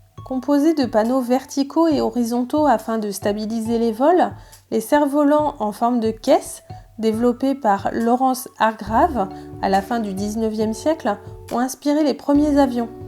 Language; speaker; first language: French; native; French